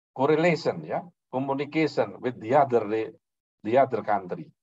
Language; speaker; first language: English; non-native, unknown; Indonesian